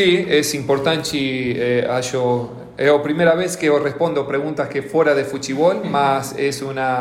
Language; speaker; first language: Portuguese; non-native, learner; Spanish